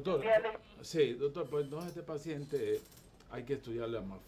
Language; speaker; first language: Spanish; native; Spanish